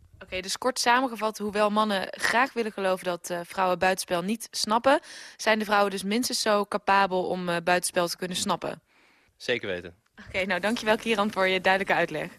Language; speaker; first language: Dutch; native; Dutch